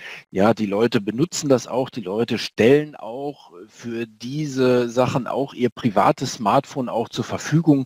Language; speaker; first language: German; native; German